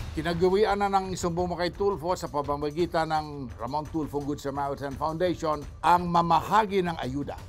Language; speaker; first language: Filipino; non-native, local second language; Cebuano